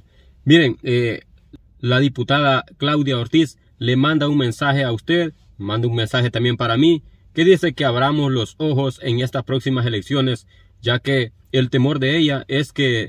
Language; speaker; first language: Spanish; native; Spanish